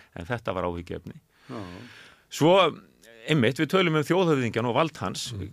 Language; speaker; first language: Icelandic; native; Icelandic